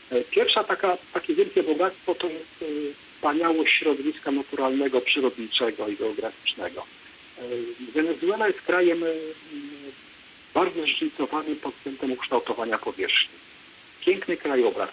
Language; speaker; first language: Polish; native; Polish